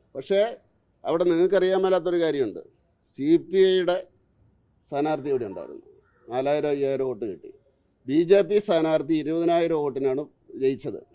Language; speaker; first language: Malayalam; native; Malayalam